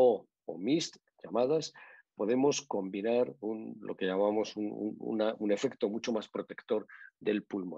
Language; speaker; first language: Spanish; native; Spanish